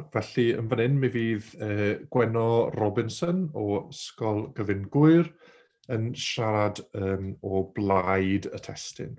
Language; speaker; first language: Welsh; native; Welsh